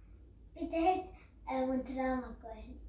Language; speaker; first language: Mongolian; early bilingual, heritage; Mongolian